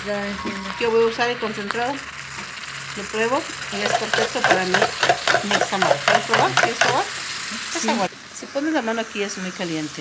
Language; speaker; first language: Spanish; native; Spanish